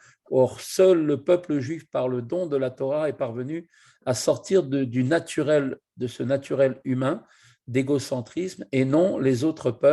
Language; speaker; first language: French; native; French